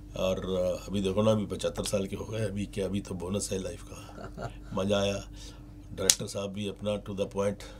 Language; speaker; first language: Hindi; native; Hindi